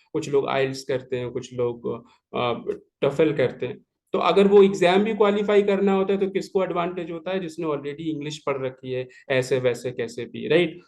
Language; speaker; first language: Hindi; native; Hindi